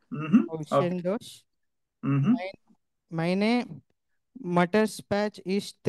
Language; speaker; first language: German; non-native, learner; Telugu